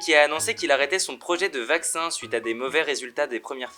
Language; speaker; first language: French; native; French